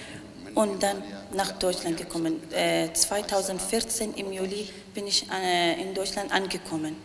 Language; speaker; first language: German; non-native, learner; Arabic